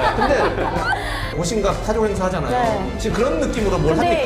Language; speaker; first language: Korean; native; Korean